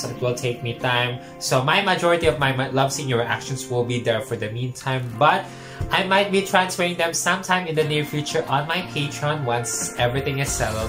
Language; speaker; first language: English; non-native, local second language; Filipino